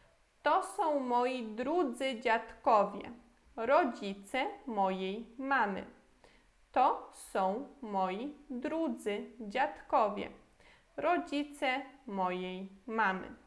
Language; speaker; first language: Polish; non-native, fluent; Portuguese